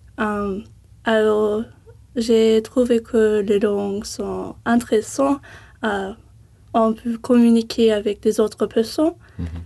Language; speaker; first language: French; non-native, learner; English